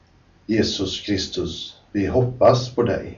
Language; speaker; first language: Swedish; native; Swedish